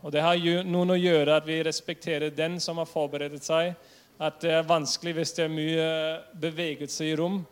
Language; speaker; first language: Norwegian; non-native, fluent; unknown